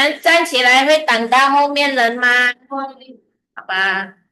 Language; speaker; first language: Chinese; early bilingual, heritage; Chinese